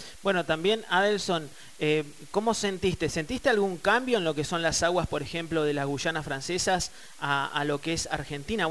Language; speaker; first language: Spanish; native; Spanish